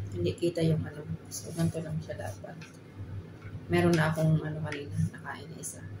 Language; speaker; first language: Filipino; non-native, local second language; Bikol